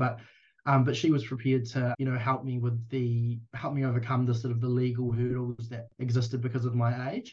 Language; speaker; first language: English; native; English